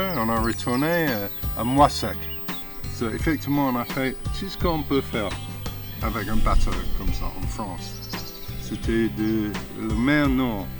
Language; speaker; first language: French; non-native, fluent; English